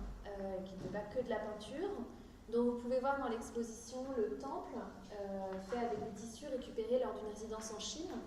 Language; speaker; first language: French; native; French